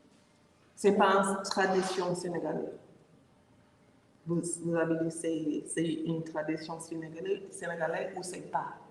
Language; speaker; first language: French; non-native, learner; English